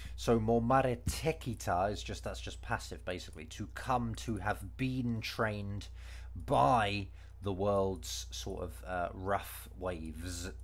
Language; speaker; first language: English; native; English